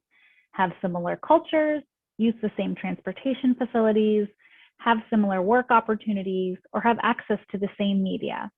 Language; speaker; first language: English; native; English